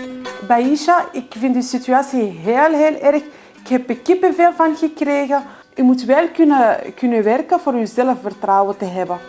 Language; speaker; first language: Dutch; non-native, fluent; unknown